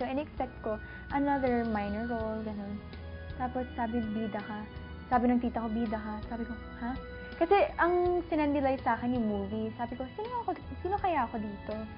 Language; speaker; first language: Filipino; early bilingual, other home language; English